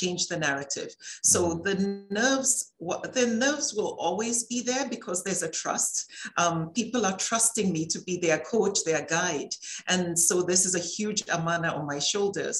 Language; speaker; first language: English; native; English